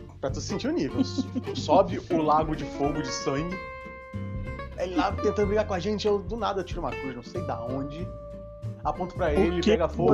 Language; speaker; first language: Portuguese; native; Portuguese